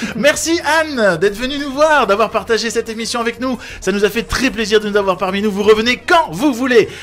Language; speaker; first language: French; native; French